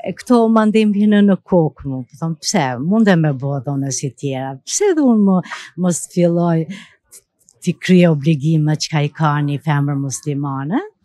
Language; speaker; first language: Albanian; native; Albanian